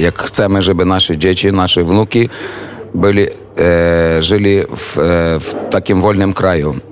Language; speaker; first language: Polish; non-native, learner; Ukrainian